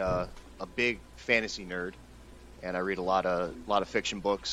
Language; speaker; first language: English; native; English